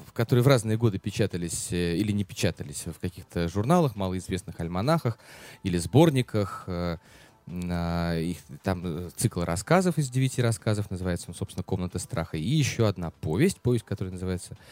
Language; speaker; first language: Russian; native; Russian